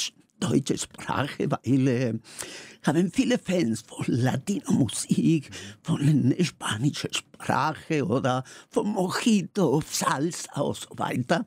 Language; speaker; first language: German; non-native, learner; Spanish